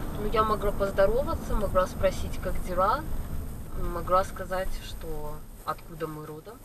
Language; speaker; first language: Russian; native; Russian